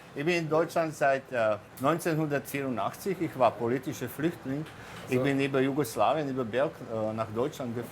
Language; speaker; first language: German; non-native, fluent; Slovak